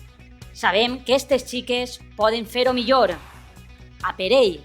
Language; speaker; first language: Catalan; native; Catalan